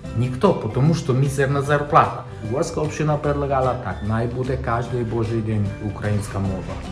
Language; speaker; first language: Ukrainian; non-native, local second language; Hungarian